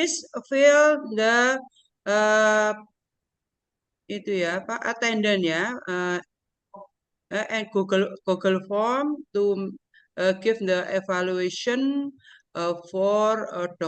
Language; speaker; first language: English; non-native, learner; Indonesian